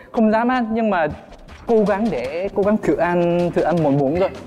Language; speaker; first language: Vietnamese; non-native, fluent; Korean